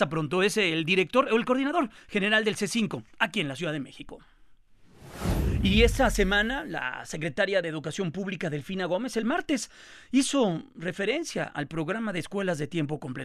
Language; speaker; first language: Spanish; native; Spanish